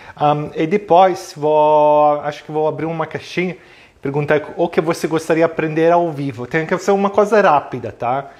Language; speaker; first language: Portuguese; non-native, fluent; Italian